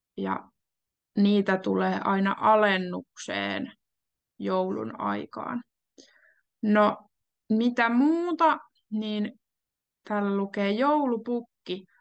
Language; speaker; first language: Finnish; native; Finnish